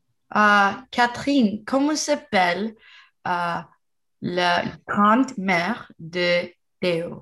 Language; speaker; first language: French; non-native, learner; English